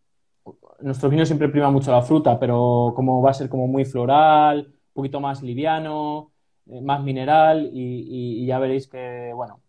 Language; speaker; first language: Spanish; native; Spanish